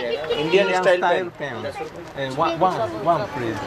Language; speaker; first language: English; non-native, learner; Japanese